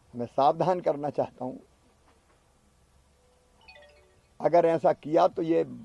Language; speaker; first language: Hindi; native; Hindi